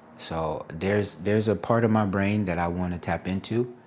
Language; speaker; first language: English; native; English